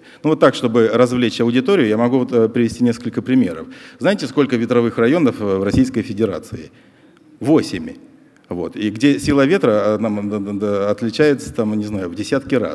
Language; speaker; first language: Russian; native; Russian